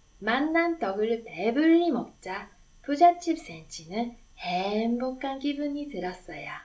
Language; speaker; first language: Korean; non-native, fluent; Japanese